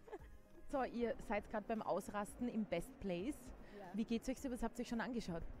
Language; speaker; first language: German; native; German